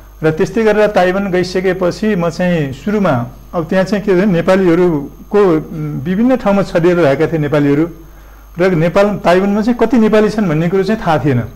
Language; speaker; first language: Nepali; native; Nepali